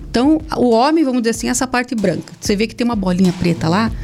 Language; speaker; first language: Portuguese; native; Portuguese